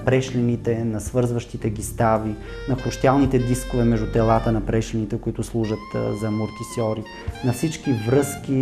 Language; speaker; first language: Bulgarian; native; Bulgarian